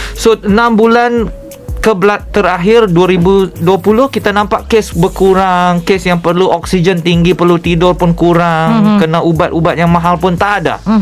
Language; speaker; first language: Malay; native; Malay